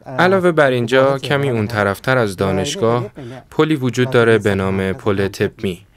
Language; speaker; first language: Persian; non-native, fluent; Thai